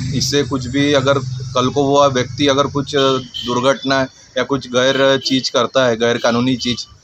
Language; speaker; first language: Hindi; non-native, local second language; Marathi